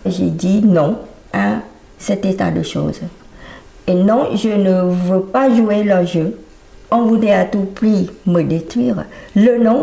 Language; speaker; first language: French; non-native, fluent; Khmer